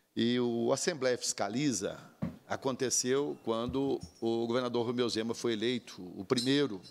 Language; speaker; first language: Portuguese; native; Portuguese